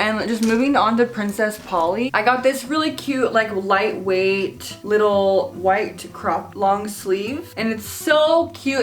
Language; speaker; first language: English; native; English